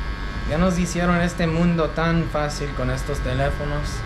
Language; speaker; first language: Spanish; early bilingual, heritage; Spanish